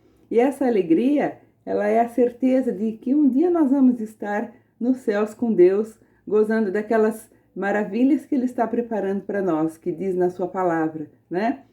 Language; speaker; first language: Portuguese; native; Portuguese